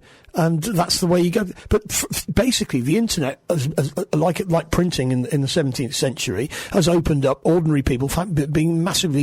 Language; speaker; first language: English; native; English